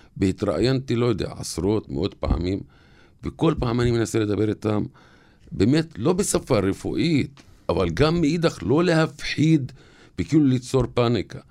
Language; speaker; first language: Hebrew; non-native, local second language; Arabic